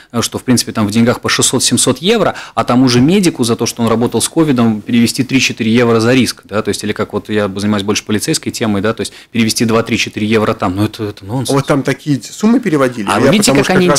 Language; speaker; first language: Russian; native; Russian